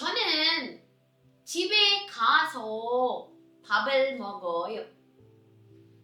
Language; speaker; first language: Korean; non-native, learner; Sinhala